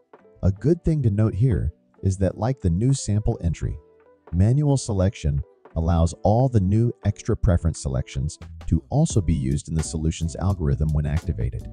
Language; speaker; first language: English; native; English